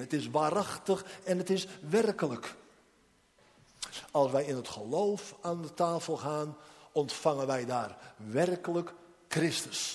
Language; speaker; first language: Dutch; native; Dutch